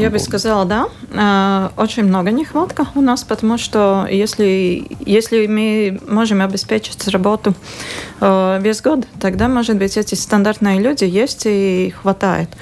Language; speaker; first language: Russian; non-native, local second language; Latvian